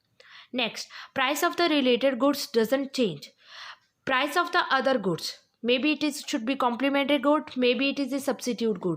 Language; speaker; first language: English; non-native, local second language; Hindi